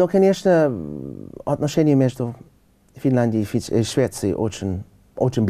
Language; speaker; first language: Russian; non-native, learner; English